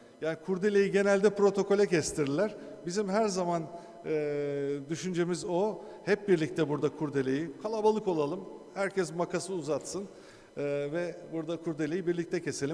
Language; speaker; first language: Turkish; native; Turkish